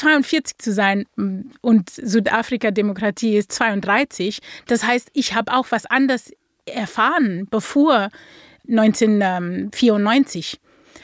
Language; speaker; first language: German; non-native, fluent; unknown